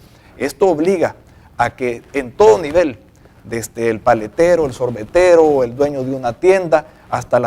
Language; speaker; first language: Spanish; native; Spanish